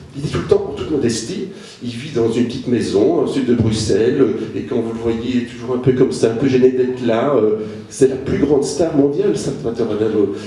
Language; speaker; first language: French; native; French